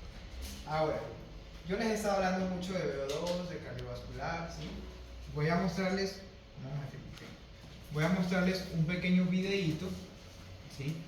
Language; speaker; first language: Spanish; native; Spanish